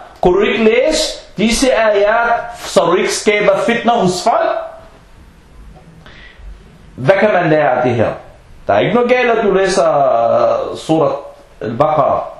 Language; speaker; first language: Danish; non-native, fluent; Arabic